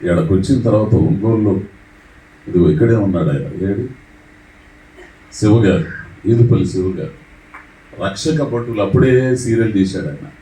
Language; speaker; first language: Telugu; native; Telugu